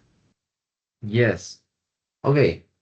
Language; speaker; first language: English; non-native, fluent; Spanish